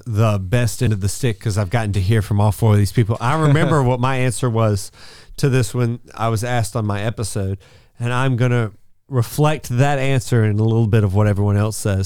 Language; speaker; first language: English; native; English